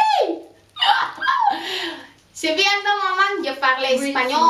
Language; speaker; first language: French; non-native, learner; Indonesian